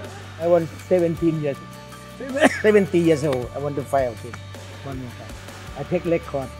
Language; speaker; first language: English; non-native, learner; Thai